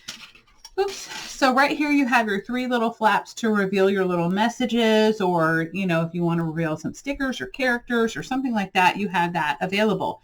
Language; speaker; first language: English; native; English